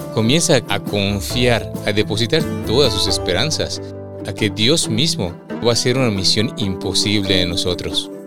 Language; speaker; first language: Spanish; native; Spanish